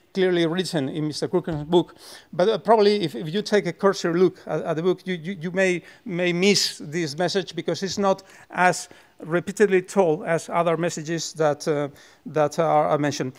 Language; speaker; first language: English; non-native, fluent; Spanish